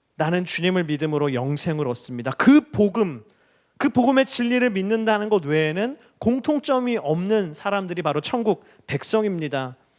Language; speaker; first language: Korean; native; Korean